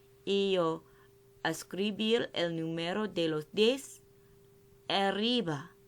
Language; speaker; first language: Spanish; non-native, learner; English